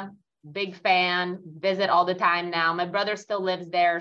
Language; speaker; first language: English; non-native, fluent; Italian